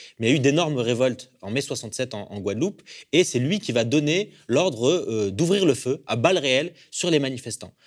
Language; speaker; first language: French; early bilingual, other home language; Arabic